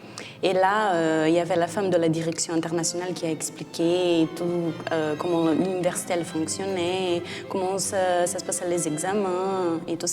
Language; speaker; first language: French; non-native, fluent; Portuguese